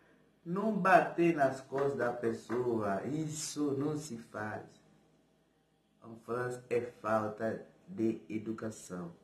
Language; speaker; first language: Portuguese; non-native, fluent; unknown